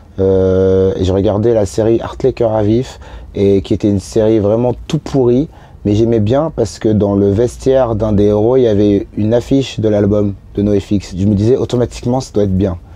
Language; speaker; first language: French; native; French